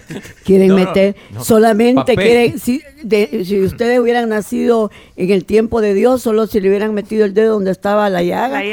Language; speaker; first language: Spanish; native; Spanish